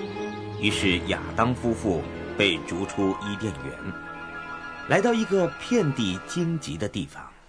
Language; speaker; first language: Chinese; native; Chinese